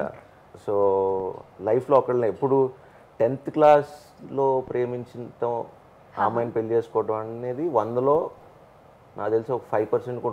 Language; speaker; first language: Telugu; native; Telugu